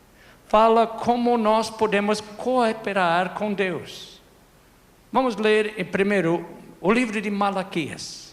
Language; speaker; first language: Portuguese; non-native, fluent; English